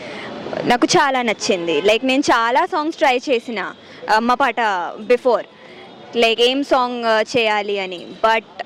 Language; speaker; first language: Telugu; non-native, local second language; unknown